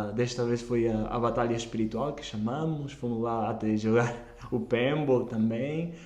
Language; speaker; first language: Portuguese; early bilingual, heritage; Portuguese